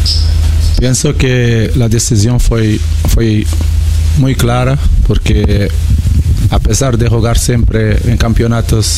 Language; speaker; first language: Spanish; non-native, learner; Portuguese